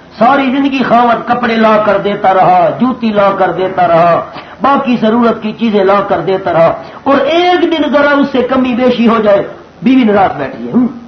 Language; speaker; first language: Urdu; non-native, local second language; Pashto